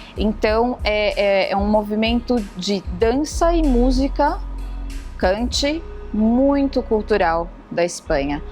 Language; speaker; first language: Portuguese; native; Portuguese